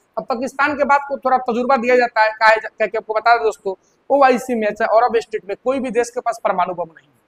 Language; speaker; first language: Hindi; native; Hindi